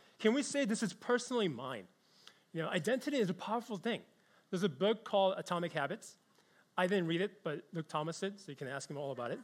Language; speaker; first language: English; early bilingual, other home language; Korean